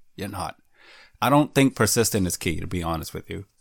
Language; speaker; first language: English; native; English